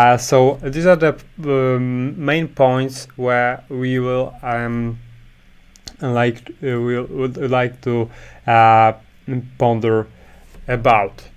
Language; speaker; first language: English; non-native, fluent; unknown